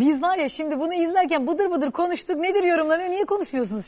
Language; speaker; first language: Turkish; native; Turkish